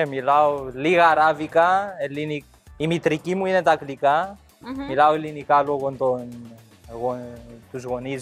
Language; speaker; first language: Greek; early bilingual, heritage; English